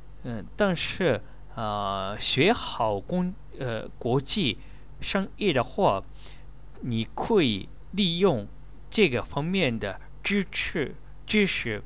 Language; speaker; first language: Chinese; non-native, learner; Japanese